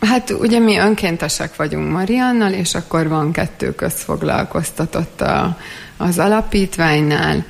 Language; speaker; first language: Hungarian; native; Hungarian